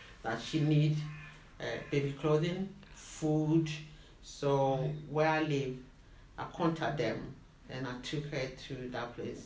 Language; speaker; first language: English; non-native, local second language; Akan